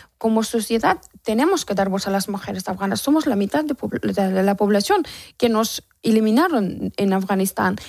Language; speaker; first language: Spanish; non-native, learner; Persian